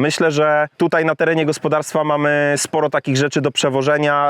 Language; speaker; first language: Polish; native; Polish